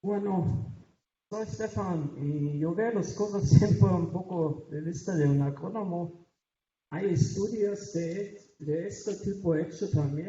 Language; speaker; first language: Spanish; non-native, fluent; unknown